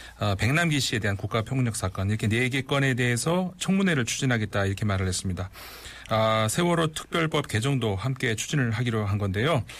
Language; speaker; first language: Korean; native; Korean